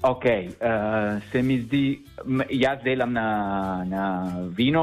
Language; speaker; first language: Slovenian; non-native, learner; Italian